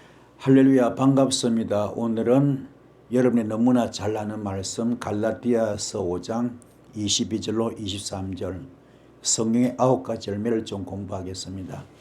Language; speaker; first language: Korean; native; Korean